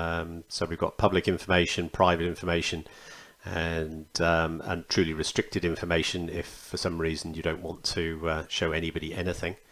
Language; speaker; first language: English; native; English